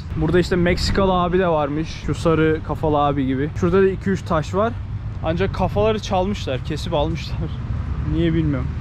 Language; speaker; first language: Turkish; native; Turkish